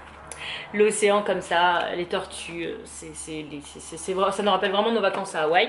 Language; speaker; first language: French; native; French